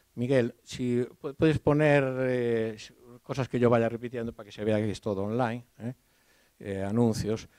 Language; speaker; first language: Spanish; native; Spanish